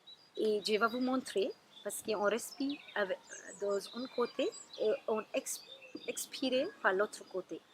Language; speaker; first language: French; non-native, learner; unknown